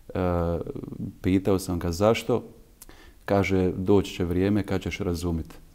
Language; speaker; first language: Croatian; native; Croatian